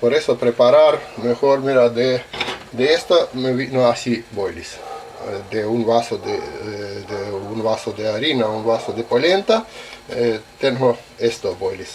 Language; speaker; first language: Spanish; non-native, learner; Russian